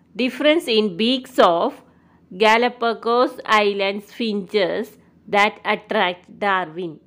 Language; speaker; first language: English; non-native, local second language; Malayalam